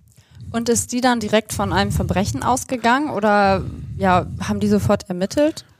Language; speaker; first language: German; native; German